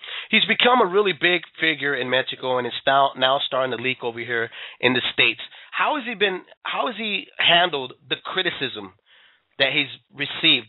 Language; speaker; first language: English; native; English